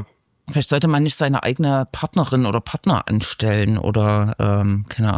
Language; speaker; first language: German; native; German